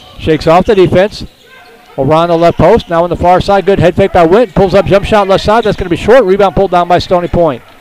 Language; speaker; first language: English; native; English